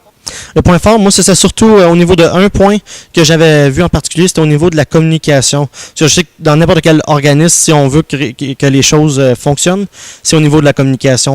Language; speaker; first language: French; native; French